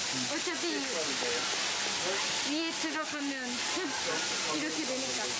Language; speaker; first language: Korean; non-native, fluent; Turkish